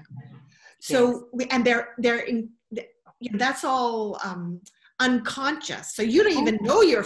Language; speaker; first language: English; native; English